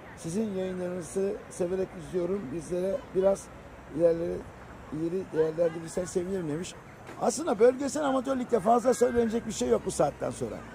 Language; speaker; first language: Turkish; native; Turkish